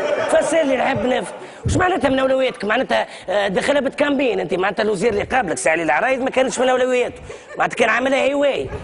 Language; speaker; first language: Arabic; native; Arabic